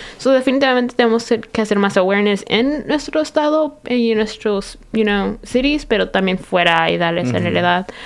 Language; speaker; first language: Spanish; early bilingual, heritage; Spanish